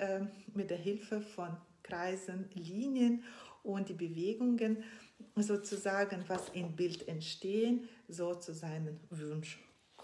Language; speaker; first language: German; non-native, fluent; Russian